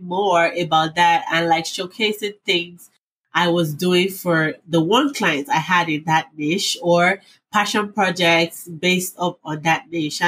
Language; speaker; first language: English; non-native, local second language; Yoruba